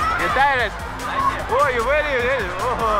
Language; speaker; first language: English; non-native, learner; Russian